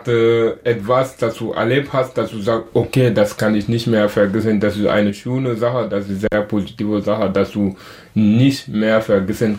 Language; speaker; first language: German; non-native, learner; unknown